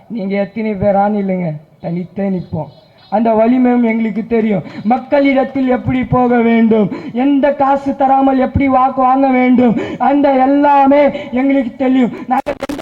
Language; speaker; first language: Tamil; non-native, local second language; Urdu